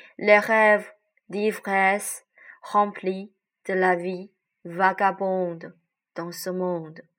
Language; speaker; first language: French; non-native, learner; Chinese